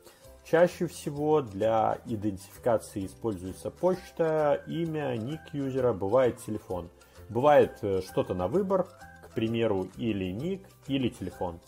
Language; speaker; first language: Russian; native; Russian